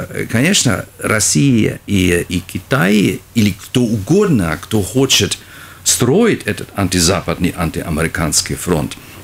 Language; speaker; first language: Russian; non-native, fluent; German